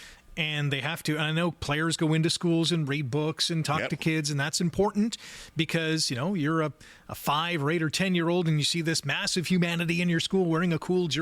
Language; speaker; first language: English; native; English